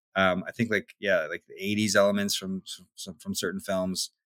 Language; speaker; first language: English; native; English